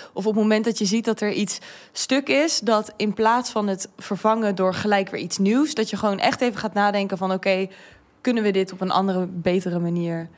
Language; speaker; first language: Dutch; early bilingual, heritage; Dutch